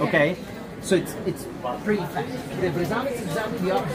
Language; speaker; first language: English; non-native, fluent; Italian